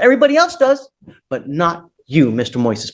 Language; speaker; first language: English; native; English